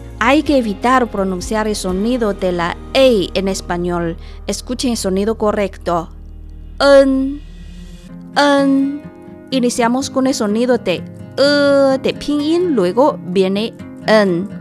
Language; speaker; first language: Spanish; non-native, fluent; Chinese